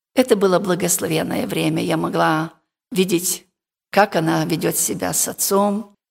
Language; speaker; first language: Russian; non-native, local second language; Romanian